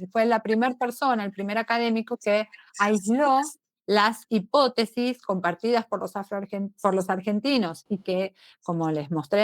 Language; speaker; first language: Spanish; native; Spanish